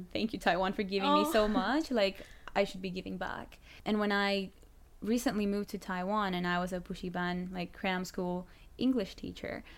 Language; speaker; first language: English; non-native, fluent; Spanish